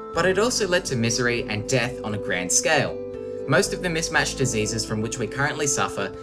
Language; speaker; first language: English; native; English